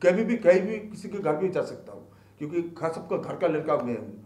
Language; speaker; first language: Hindi; non-native, local second language; Bangla